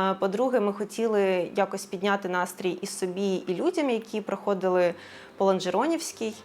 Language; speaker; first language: Ukrainian; native; Ukrainian